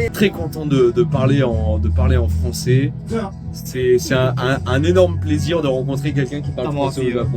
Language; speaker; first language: French; native; French